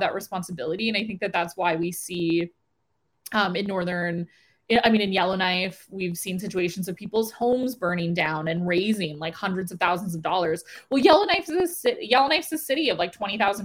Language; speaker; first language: English; native; English